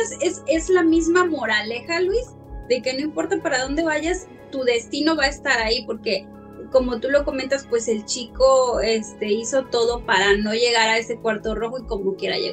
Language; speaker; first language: Spanish; native; Spanish